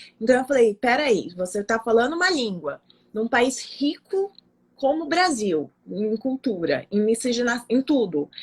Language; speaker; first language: Portuguese; native; Portuguese